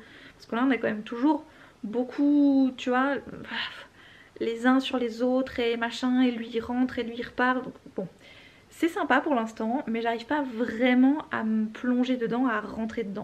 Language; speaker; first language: French; native; French